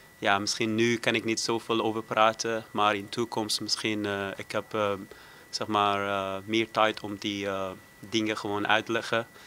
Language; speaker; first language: Dutch; non-native, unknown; Persian